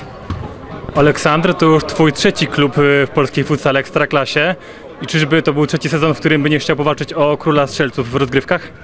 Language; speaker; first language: Polish; native; Polish